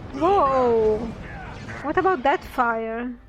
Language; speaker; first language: English; non-native, fluent; Italian